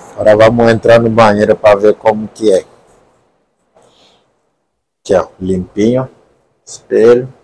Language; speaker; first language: Portuguese; non-native, learner; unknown